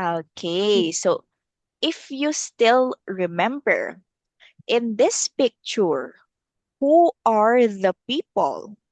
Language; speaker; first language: English; non-native, local second language; Filipino